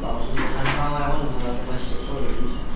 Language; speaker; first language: Chinese; native; Chinese